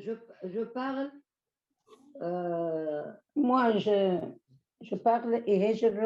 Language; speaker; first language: French; non-native, local second language; Arabic